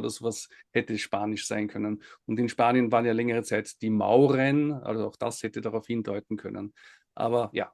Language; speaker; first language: German; native; German